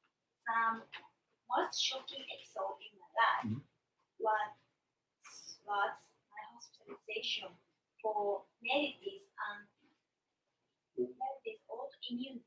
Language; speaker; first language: English; non-native, learner; Japanese